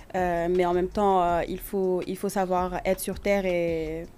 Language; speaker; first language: French; non-native, local second language; Wolof